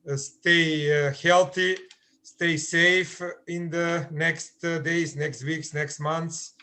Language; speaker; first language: English; non-native, fluent; Macedonian